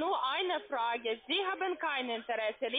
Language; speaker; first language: German; non-native, learner; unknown